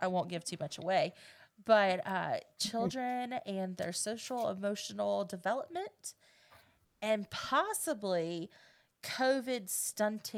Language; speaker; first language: English; native; English